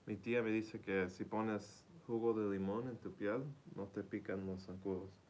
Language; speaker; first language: Spanish; early bilingual, heritage; Spanish